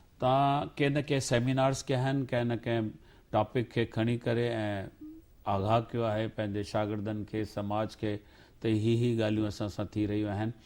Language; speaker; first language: Sindhi; native; Sindhi